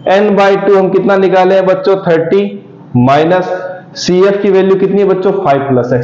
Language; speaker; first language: Hindi; native; Hindi